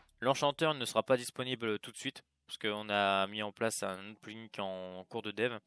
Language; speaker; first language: French; native; French